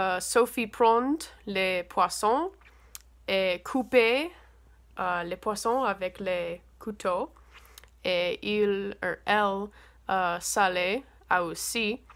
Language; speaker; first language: French; non-native, learner; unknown